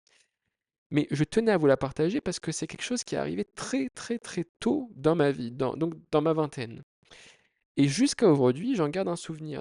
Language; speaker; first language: French; native; French